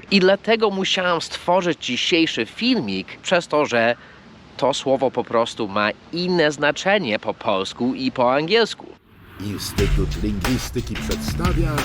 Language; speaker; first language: Polish; non-native, fluent; English